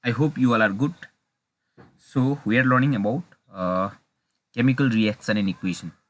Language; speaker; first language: English; non-native, local second language; Nepali